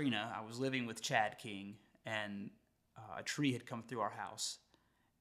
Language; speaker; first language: English; native; English